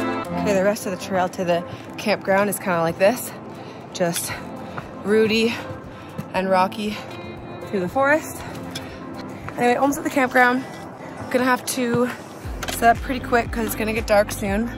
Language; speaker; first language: English; native; English